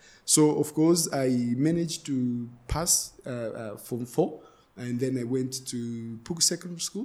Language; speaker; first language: English; non-native, local second language; Swahili